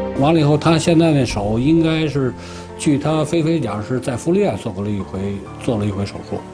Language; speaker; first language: Chinese; native; Chinese